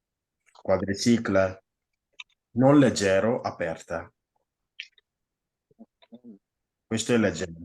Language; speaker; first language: Italian; non-native, fluent; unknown